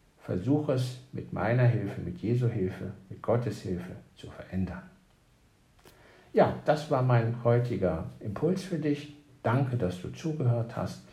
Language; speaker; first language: German; native; German